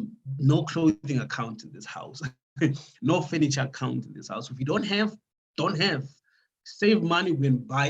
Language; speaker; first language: English; non-native, local second language; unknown